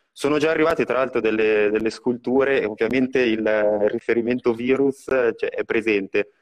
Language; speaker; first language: Italian; native; Italian